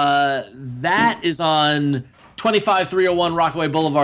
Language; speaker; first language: English; native; English